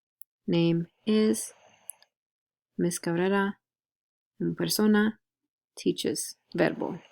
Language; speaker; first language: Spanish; non-native, learner; English